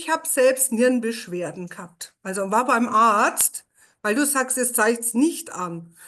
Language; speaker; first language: German; native; German